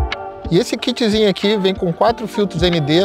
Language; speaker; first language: Portuguese; native; Portuguese